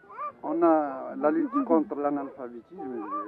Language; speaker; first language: French; non-native, local second language; Arabic